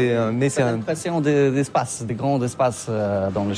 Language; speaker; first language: French; non-native, learner; Polish